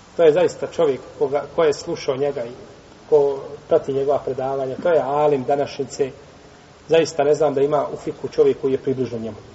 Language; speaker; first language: Bosnian; native; Bosnian